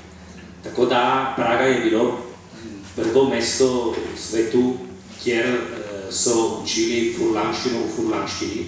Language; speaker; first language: Slovenian; non-native, fluent; Italian